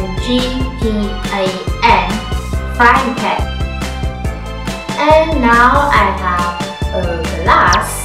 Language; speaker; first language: English; non-native, learner; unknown